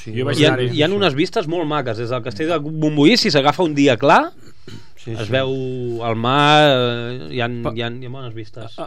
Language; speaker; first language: Catalan; native; Catalan